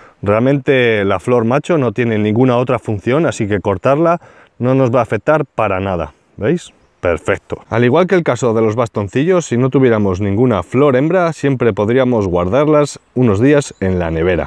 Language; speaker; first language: Spanish; native; Spanish